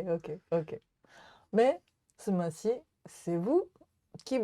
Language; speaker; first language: French; non-native, learner; Japanese